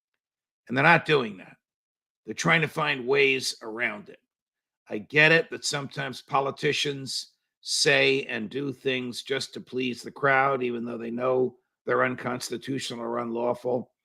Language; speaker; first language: English; native; English